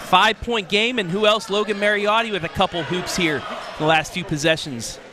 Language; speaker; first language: English; native; English